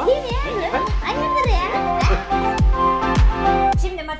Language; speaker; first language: Turkish; native; Turkish